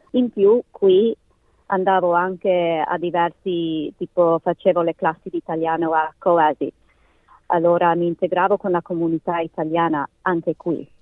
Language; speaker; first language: Italian; early bilingual, heritage; Italian